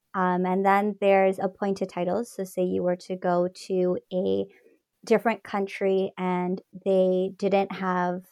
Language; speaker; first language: English; native; English